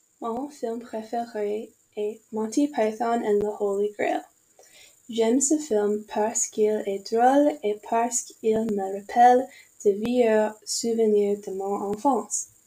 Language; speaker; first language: French; non-native, learner; English